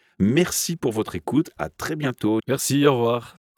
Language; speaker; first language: French; native; French